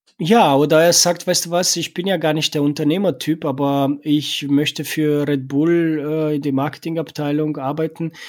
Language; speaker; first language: German; non-native, fluent; Romanian